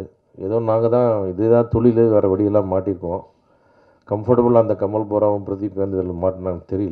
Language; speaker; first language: Tamil; native; Tamil